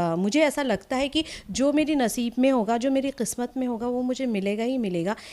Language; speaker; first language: Hindi; non-native, local second language; Assamese